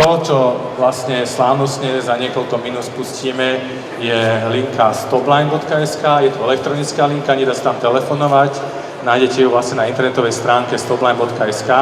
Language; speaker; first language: Slovak; native; Slovak